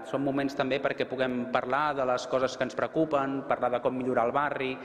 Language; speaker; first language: Catalan; native; Catalan